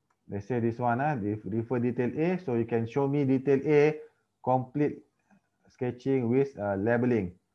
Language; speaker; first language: English; non-native, local second language; Malay